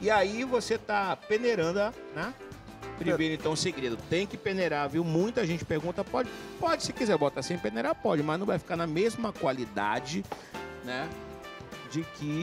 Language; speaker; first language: Portuguese; native; Portuguese